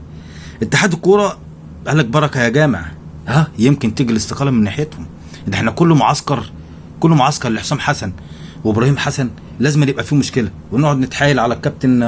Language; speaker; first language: Arabic; native; Arabic